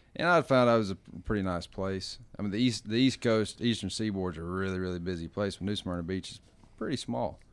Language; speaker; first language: English; native; English